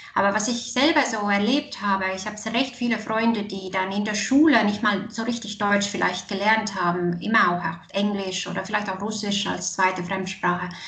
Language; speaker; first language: German; non-native, fluent; Estonian